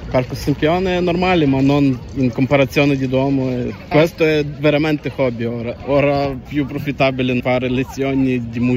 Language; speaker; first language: Italian; non-native, learner; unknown